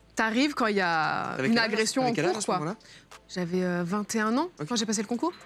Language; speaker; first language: French; native; French